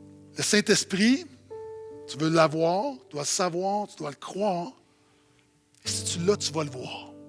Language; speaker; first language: French; native; French